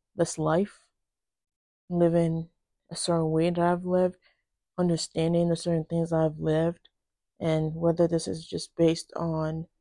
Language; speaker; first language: English; non-native, local second language; Yoruba